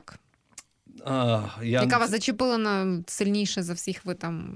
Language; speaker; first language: Ukrainian; native; Ukrainian